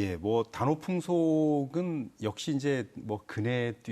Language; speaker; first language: Korean; native; Korean